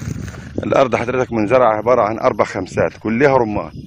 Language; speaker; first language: Arabic; native; Arabic